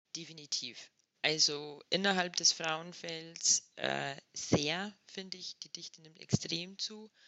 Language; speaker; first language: German; native; German